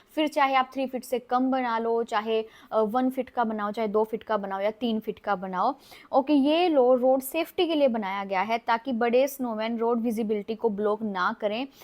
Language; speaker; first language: Hindi; native; Hindi